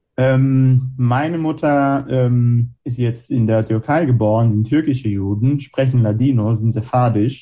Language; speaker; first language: German; non-native, fluent; Hebrew